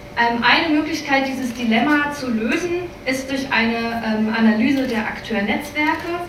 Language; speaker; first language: German; native; German